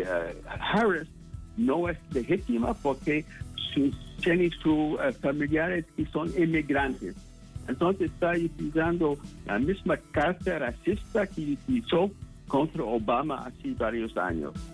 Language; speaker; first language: Spanish; non-native, fluent; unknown